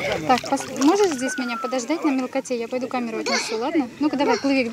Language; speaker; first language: Russian; native; Russian